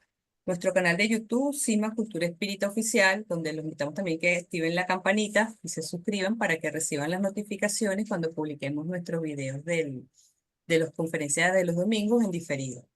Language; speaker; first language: Spanish; native; Spanish